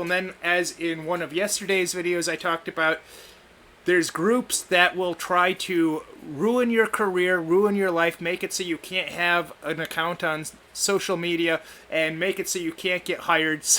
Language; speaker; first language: English; native; English